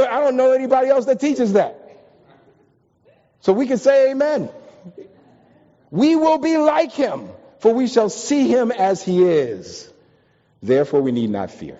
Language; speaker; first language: English; native; English